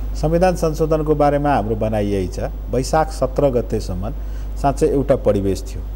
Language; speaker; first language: Nepali; non-native, local second language; Maithili